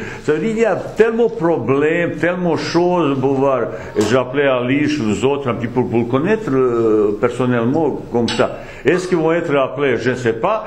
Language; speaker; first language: French; non-native, fluent; Bosnian